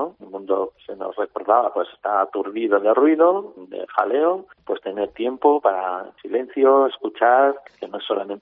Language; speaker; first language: Spanish; native; Spanish